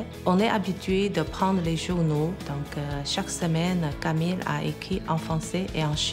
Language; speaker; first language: French; non-native, fluent; Chinese